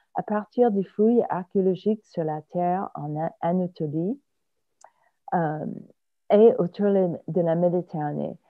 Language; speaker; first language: French; non-native, fluent; English